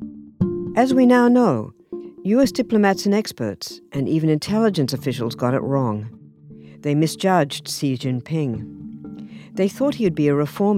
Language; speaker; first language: English; native; English